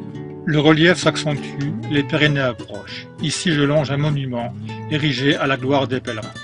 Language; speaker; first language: French; native; French